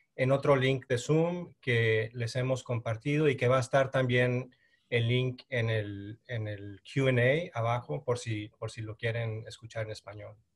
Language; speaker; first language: Spanish; native; Spanish